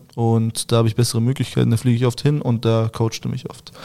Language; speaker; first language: German; early bilingual, other home language; Russian